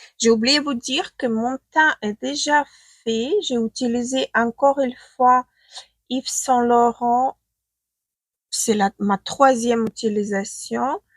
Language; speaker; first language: French; non-native, fluent; Ukrainian